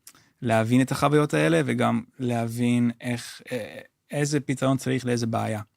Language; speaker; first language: Hebrew; non-native, fluent; Dutch